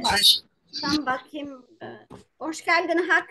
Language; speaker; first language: Turkish; non-native, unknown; Albanian